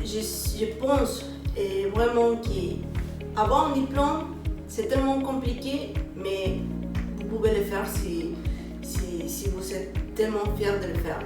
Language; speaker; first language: French; non-native, learner; Spanish